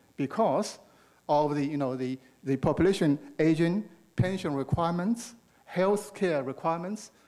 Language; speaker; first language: English; non-native, fluent; Chinese